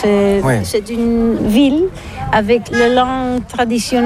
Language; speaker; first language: French; non-native, learner; Catalan